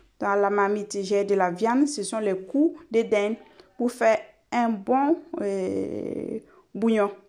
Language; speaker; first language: French; non-native, local second language; Mossi